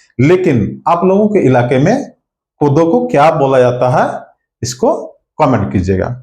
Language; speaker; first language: Hindi; non-native, local second language; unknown